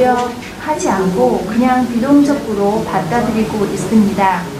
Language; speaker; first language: Korean; non-native, fluent; Vietnamese